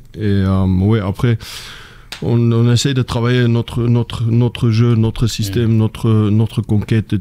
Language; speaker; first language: French; non-native, fluent; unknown